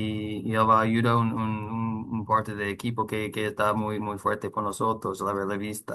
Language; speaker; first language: Spanish; non-native, learner; English